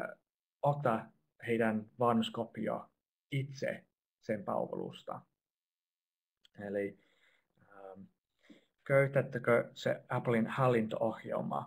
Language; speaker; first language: Finnish; non-native, fluent; English